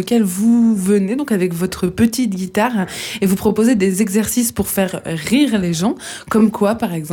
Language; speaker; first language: French; native; French